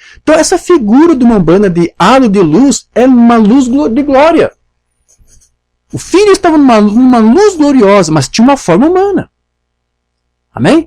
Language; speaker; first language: Portuguese; native; Portuguese